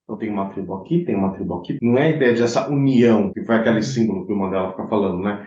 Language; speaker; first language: Portuguese; native; Portuguese